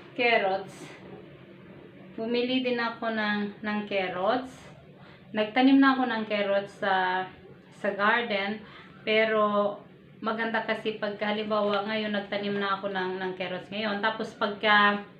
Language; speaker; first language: Filipino; non-native, local second language; Iloko